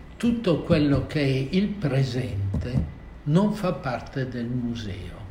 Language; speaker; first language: Italian; native; Italian